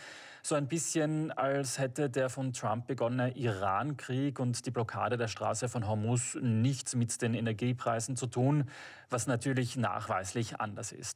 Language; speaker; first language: German; native; German